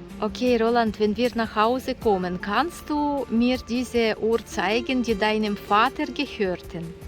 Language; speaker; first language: German; non-native, learner; Ukrainian